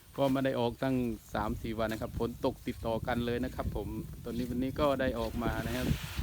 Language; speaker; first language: Thai; non-native, local second language; Northern Khmer